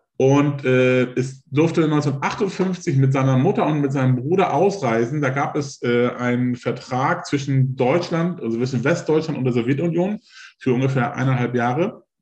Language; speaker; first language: German; early bilingual, other home language; Lithuanian